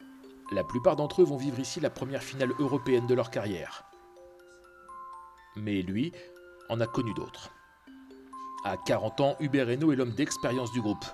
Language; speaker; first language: French; native; French